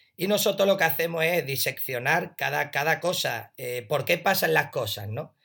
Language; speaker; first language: Spanish; native; Spanish